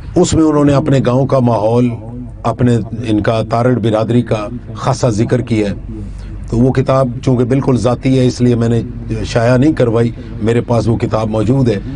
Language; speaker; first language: Urdu; non-native, local second language; Punjabi